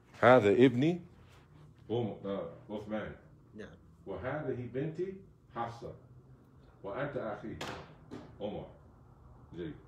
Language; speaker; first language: Arabic; non-native, fluent; English